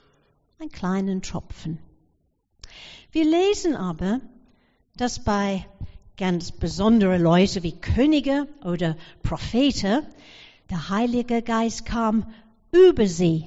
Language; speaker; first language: German; non-native, fluent; English